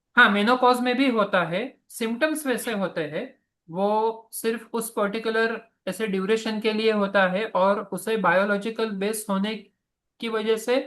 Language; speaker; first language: Hindi; non-native, local second language; Marathi